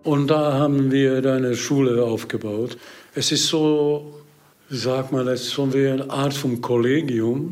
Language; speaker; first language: German; non-native, learner; Hungarian